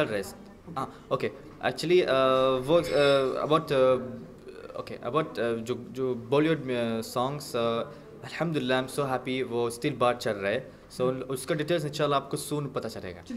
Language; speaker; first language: Hindi; non-native, fluent; Arabic